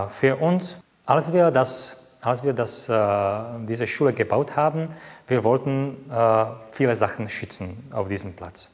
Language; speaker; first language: German; non-native, fluent; Czech